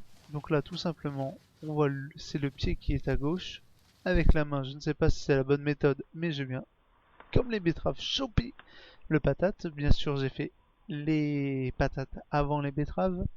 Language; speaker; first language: French; native; French